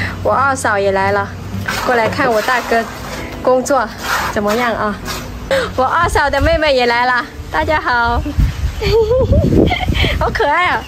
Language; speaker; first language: Chinese; non-native, fluent; Lao